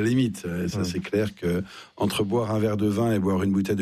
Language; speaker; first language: French; native; French